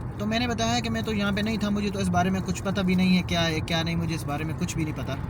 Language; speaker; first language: Urdu; non-native, local second language; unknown